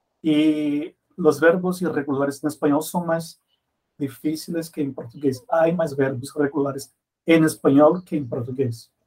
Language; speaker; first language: Spanish; non-native, fluent; Portuguese